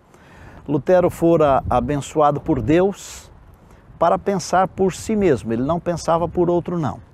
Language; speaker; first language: Portuguese; native; Portuguese